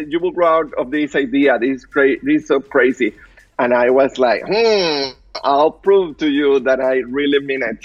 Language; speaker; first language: English; non-native, fluent; Spanish